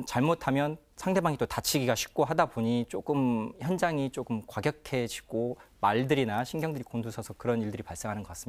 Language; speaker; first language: Korean; native; Korean